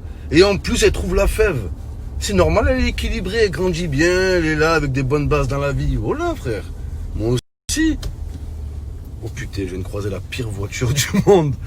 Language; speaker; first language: French; native; French